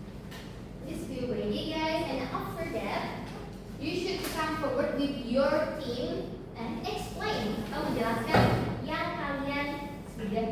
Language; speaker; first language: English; non-native, learner; Indonesian